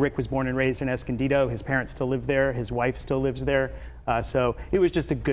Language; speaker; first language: English; native; English